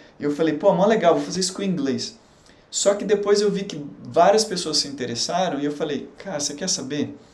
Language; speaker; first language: Portuguese; native; Portuguese